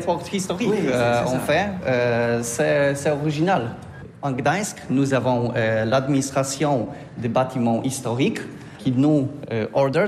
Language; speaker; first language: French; non-native, learner; Polish